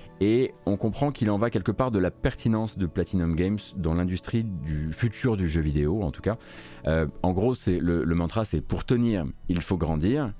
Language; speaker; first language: French; native; French